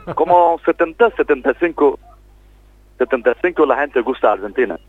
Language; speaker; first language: Spanish; non-native, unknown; Bangla